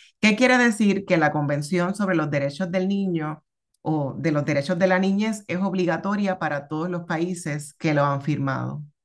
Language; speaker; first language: Spanish; native; Spanish